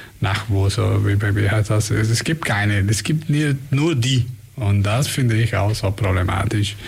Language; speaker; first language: German; non-native, fluent; Spanish